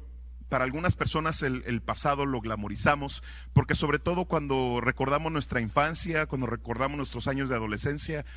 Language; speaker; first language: Spanish; native; Spanish